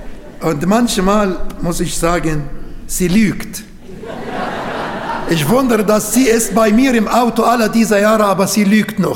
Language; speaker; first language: German; non-native, learner; Arabic